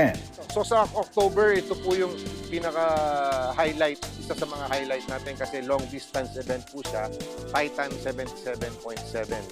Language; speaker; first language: Filipino; native; Filipino